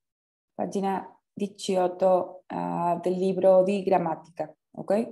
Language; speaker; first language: Italian; non-native, fluent; Spanish